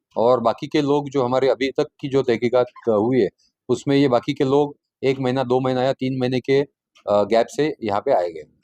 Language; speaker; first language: Hindi; non-native, local second language; Marathi